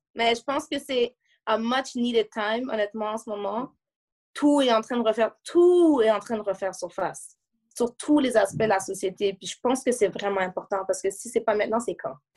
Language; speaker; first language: French; native; French